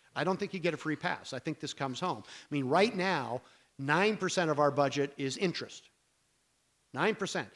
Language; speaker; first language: English; native; English